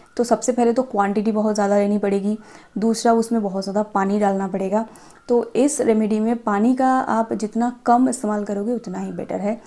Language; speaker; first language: Hindi; non-native, local second language; Bangla